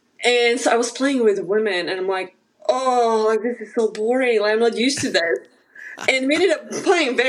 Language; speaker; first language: English; non-native, fluent; Slovak